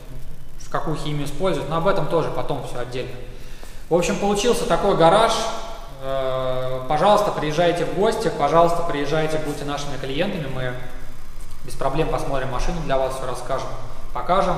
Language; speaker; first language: Russian; native; Russian